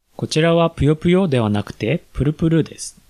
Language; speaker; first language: Japanese; native; Japanese